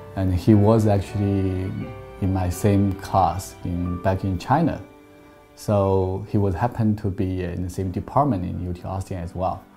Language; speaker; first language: English; non-native, fluent; Chinese